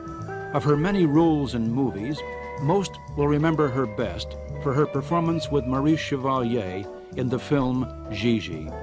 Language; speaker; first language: English; native; English